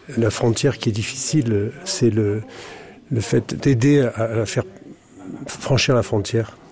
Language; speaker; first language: French; native; French